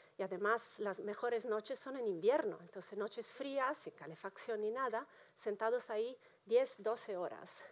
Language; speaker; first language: Spanish; non-native, fluent; Italian